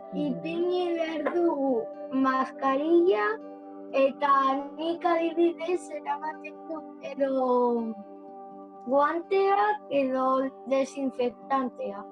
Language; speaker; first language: Basque; non-native, local second language; Spanish